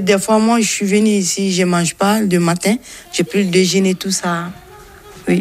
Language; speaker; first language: French; non-native, local second language; Bambara